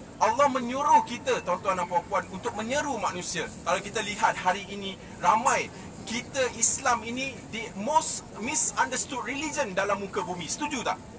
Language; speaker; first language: Malay; native; Malay